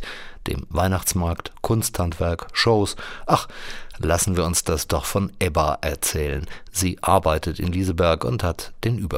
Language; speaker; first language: German; native; German